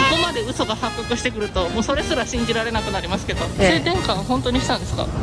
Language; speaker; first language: Japanese; native; Japanese